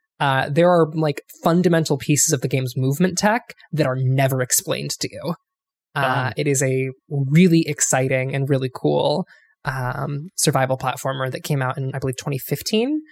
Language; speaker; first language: English; native; English